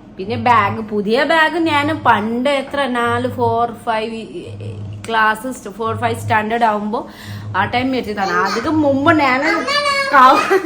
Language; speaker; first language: Malayalam; non-native, learner; Nepali